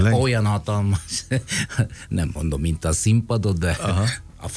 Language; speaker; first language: Hungarian; non-native, fluent; Italian